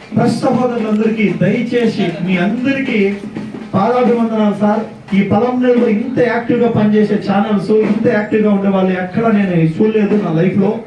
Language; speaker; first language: Telugu; native; Telugu